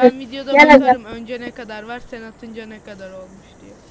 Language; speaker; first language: Turkish; native; Turkish